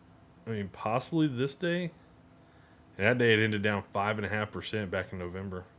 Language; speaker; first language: English; native; English